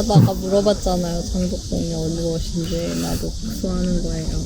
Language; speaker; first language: Korean; non-native, fluent; Persian